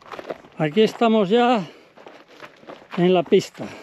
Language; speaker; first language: Spanish; native; Spanish